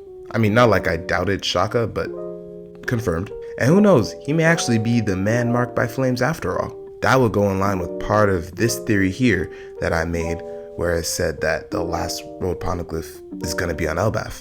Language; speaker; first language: English; native; English